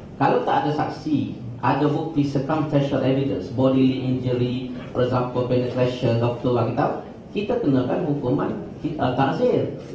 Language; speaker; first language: Malay; native; Malay